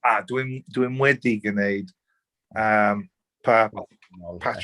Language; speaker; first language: Welsh; non-native, learner; English